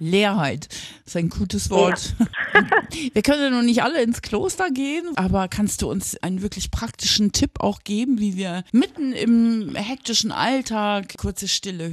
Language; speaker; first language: German; native; German